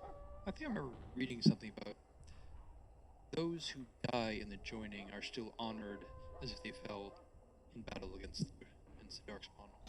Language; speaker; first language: English; native; English